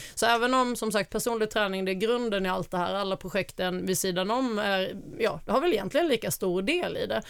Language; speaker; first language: Swedish; native; Swedish